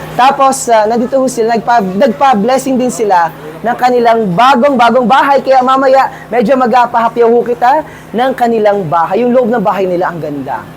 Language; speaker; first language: Filipino; native; Filipino